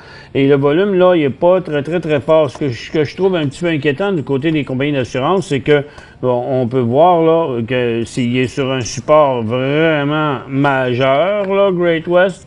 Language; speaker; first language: French; native; French